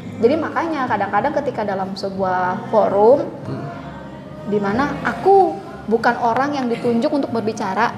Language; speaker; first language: Indonesian; native; Indonesian